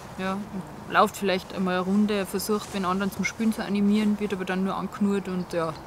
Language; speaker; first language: German; native; German